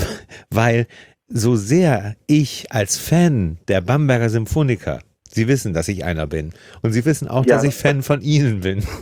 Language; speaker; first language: German; native; German